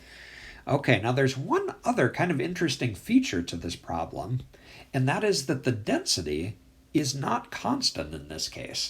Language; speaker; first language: English; native; English